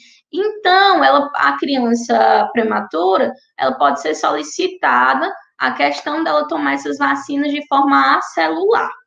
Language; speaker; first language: Portuguese; native; Portuguese